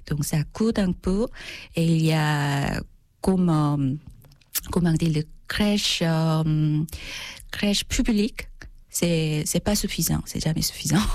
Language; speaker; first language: French; non-native, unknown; Korean